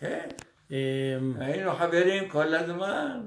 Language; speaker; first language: Hebrew; non-native, fluent; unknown